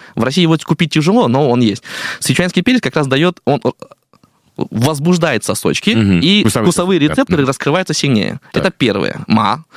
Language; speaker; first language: Russian; non-native, fluent; Chinese